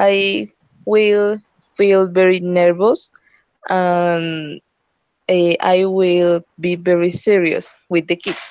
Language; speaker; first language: English; non-native, learner; Spanish